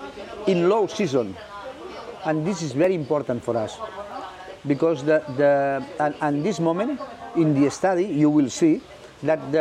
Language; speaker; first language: English; non-native, learner; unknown